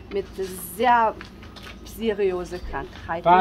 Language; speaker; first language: German; non-native, learner; Bosnian